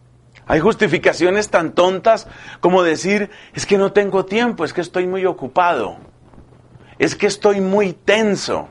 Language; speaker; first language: Spanish; native; Spanish